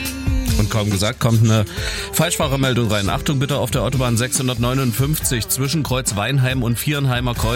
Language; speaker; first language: German; native; German